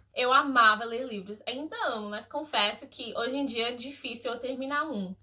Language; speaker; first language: Portuguese; early bilingual, heritage; Portuguese